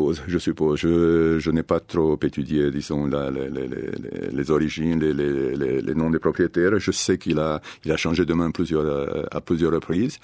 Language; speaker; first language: French; non-native, fluent; Romanian